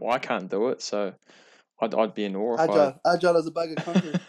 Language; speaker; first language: English; native; English